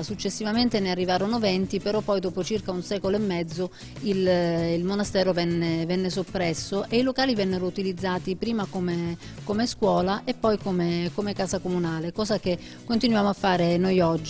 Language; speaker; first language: Italian; native; Italian